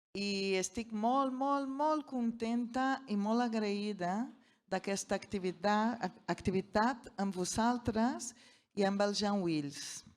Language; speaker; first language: Catalan; non-native, learner; Portuguese